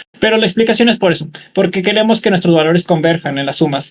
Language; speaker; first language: Spanish; native; Spanish